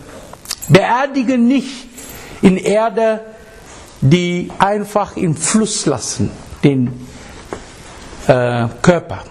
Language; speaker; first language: German; non-native, fluent; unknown